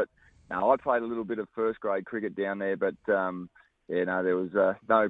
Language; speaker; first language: English; native; English